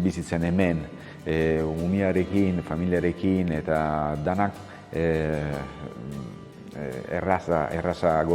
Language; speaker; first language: Basque; non-native, learner; Italian